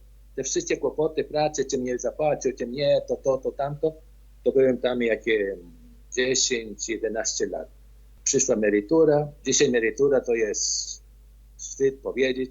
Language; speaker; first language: Polish; early bilingual, heritage; Polish